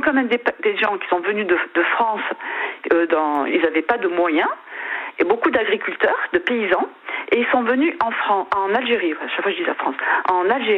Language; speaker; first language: French; native; French